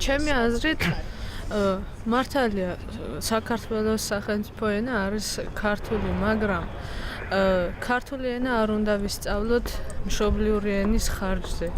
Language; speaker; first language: Georgian; non-native, local second language; Armenian